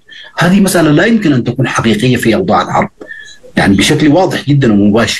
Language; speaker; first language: Arabic; native; Arabic